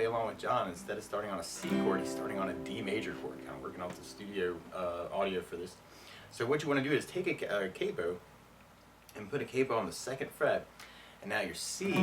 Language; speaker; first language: English; native; English